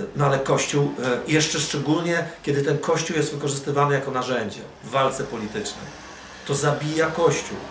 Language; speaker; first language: Polish; early bilingual, other home language; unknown